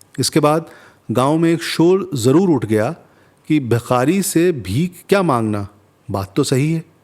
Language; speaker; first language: Urdu; non-native, local second language; Hindi